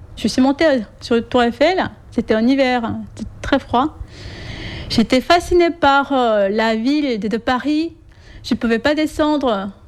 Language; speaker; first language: French; non-native, fluent; Korean